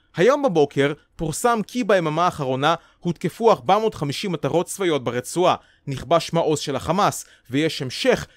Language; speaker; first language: Hebrew; native; Hebrew